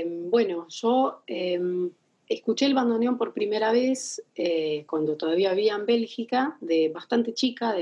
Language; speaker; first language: Spanish; non-native, fluent; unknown